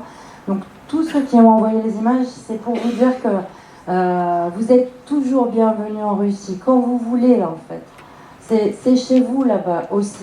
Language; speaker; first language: French; native; French